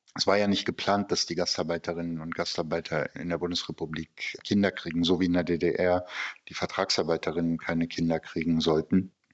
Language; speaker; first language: German; early bilingual, other home language; Turkish